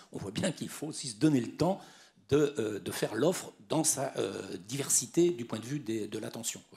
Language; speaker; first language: French; native; French